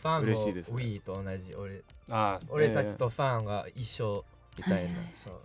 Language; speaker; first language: Japanese; non-native, fluent; English